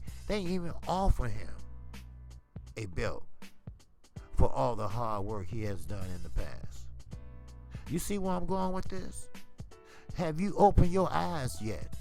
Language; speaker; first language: English; native; English